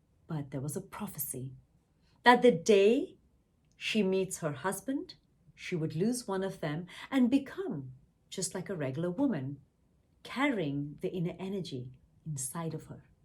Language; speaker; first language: English; non-native, local second language; Tamil